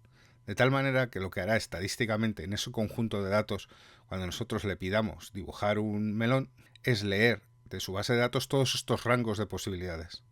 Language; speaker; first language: Spanish; native; Spanish